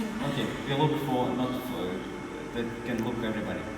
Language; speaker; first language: English; non-native, learner; Russian